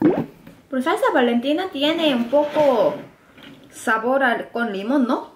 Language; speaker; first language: Spanish; non-native, fluent; Korean